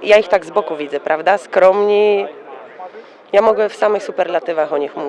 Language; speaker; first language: Polish; native; Polish